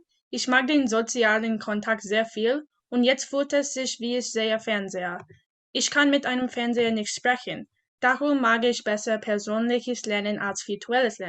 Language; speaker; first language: German; non-native, learner; English